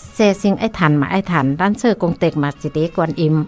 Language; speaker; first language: Min Nan Chinese; non-native, learner; Northeastern Thai